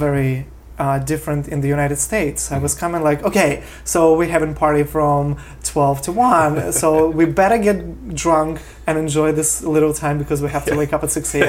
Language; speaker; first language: English; non-native, fluent; Russian